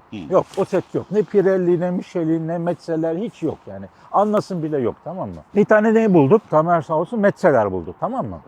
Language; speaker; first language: Turkish; native; Turkish